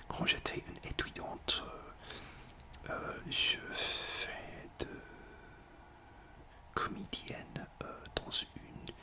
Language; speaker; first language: French; non-native, learner; English